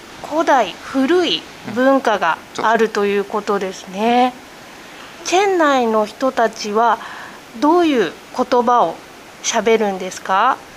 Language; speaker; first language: Japanese; native; Japanese